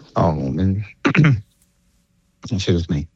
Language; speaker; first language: Swedish; non-native, learner; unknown